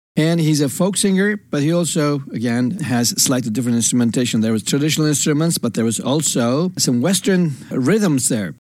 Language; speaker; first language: English; non-native, fluent; Turkish